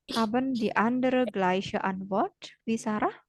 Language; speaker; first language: German; non-native, fluent; Indonesian